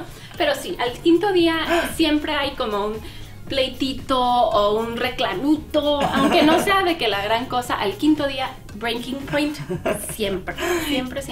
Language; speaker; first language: Spanish; native; Spanish